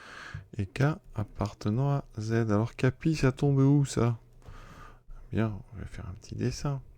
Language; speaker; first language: French; native; French